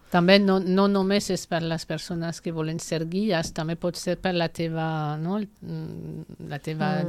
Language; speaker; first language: Catalan; non-native, local second language; Spanish